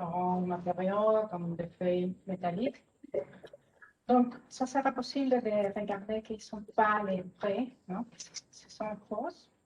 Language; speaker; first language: French; non-native, fluent; Spanish